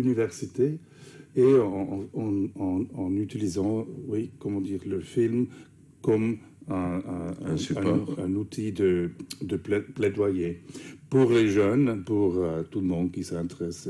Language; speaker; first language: French; non-native, fluent; English